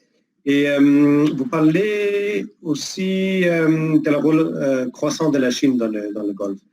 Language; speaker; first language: French; non-native, fluent; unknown